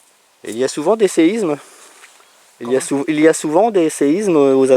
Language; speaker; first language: French; native; French